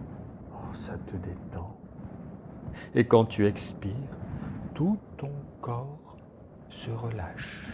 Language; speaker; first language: French; native; French